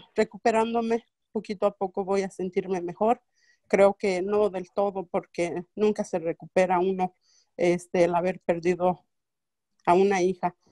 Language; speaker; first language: Spanish; non-native, local second language; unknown